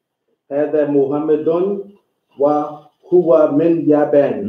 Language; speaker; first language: Arabic; non-native, learner; English